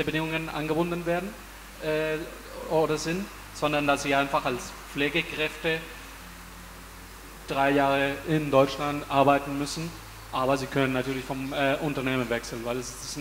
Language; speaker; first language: German; non-native, fluent; Spanish